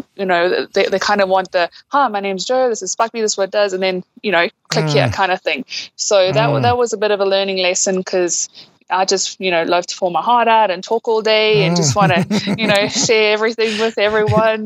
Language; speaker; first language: English; native; English